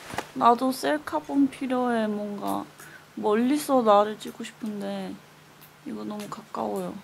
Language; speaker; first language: Korean; non-native, fluent; Chinese